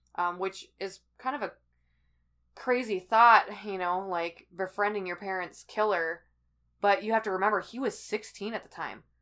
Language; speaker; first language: English; native; English